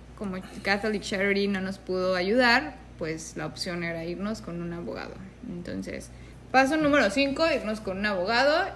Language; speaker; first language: Spanish; native; Spanish